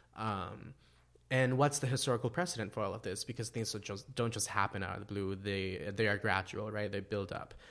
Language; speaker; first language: English; non-native, fluent; Spanish